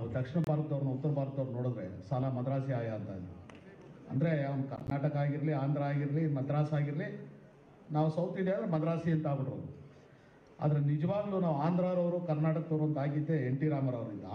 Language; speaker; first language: Kannada; non-native, local second language; Telugu